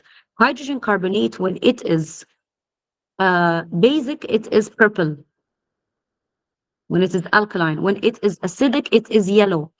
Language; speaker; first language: English; non-native, fluent; Arabic